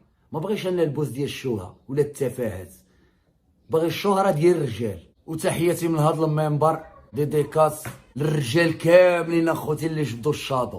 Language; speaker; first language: Arabic; native; Arabic